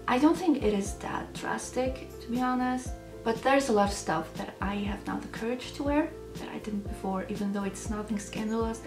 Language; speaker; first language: English; non-native, fluent; German